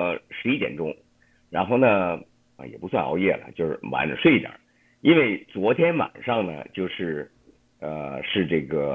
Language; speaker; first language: Chinese; native; Chinese